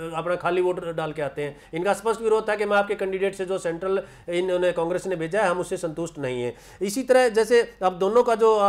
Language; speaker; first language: Hindi; native; Hindi